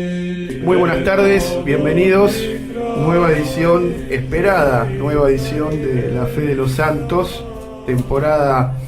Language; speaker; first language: Spanish; native; Spanish